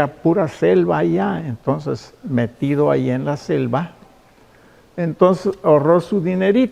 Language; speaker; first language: Spanish; native; Spanish